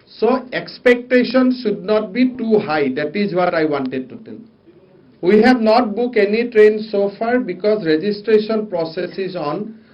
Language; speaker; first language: English; non-native, local second language; Assamese